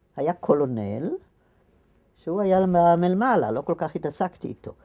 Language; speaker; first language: Hebrew; native; Hebrew